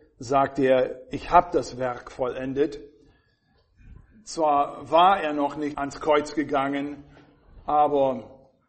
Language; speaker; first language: German; non-native, fluent; English